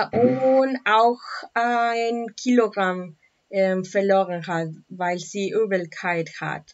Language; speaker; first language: German; non-native, learner; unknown